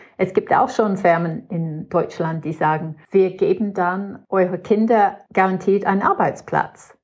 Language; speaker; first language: German; non-native, fluent; English